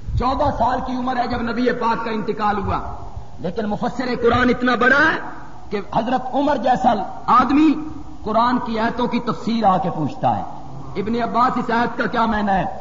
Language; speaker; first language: Urdu; non-native, local second language; Punjabi